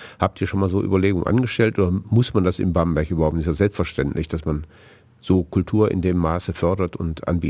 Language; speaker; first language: German; native; German